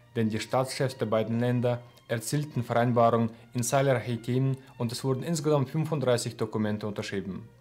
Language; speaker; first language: German; non-native, fluent; Russian